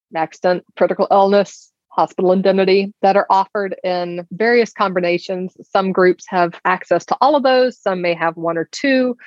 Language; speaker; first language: English; native; English